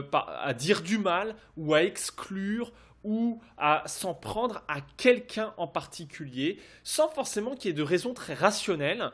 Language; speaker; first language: French; native; French